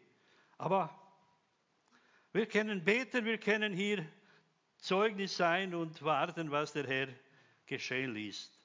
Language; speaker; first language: German; non-native, fluent; Croatian